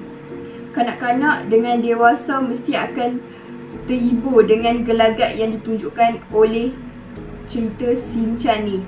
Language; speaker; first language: Malay; native; Malay